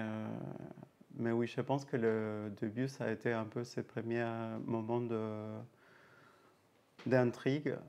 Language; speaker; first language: French; native; French